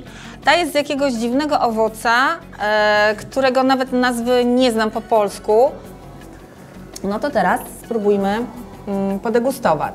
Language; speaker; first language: Polish; native; Polish